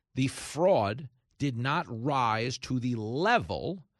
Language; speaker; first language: English; native; English